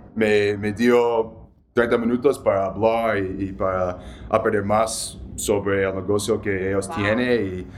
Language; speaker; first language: Spanish; non-native, learner; English